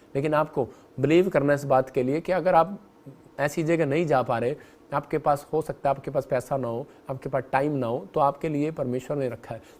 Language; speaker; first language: Hindi; non-native, local second language; Punjabi